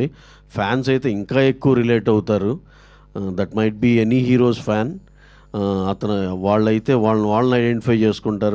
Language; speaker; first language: Telugu; native; Telugu